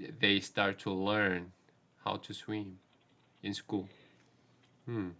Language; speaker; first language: English; non-native, learner; Korean